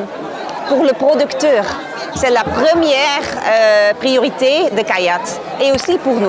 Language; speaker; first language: French; non-native, learner; Dutch